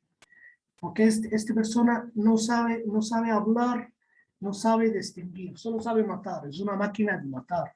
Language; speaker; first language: Spanish; non-native, fluent; Arabic